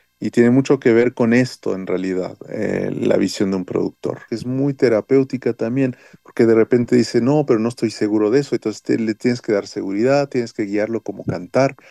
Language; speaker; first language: Spanish; early bilingual, heritage; French